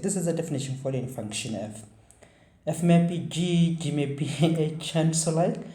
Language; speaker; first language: English; non-native, fluent; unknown